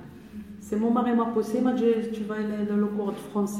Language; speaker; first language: French; non-native, learner; Arabic